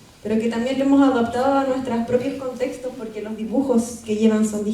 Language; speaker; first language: Spanish; native; Spanish